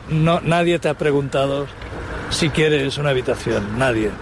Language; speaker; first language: Spanish; native; Spanish